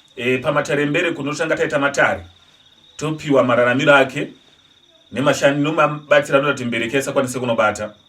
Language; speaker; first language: Shona; non-native, local second language; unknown